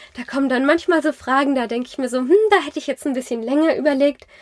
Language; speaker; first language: German; native; German